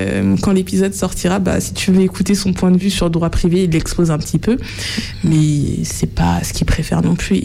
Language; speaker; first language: French; native; French